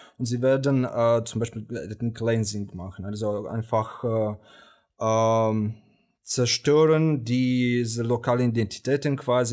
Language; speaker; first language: German; non-native, fluent; Romanian